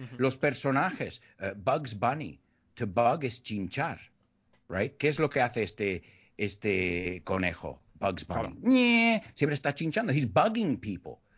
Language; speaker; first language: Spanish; early bilingual, heritage; Spanish